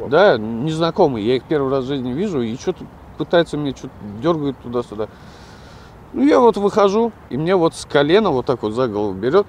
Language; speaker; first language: Russian; native; Russian